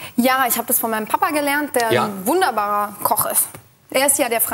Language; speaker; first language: German; native; German